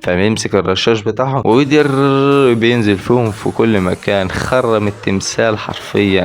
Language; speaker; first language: Arabic; native; Arabic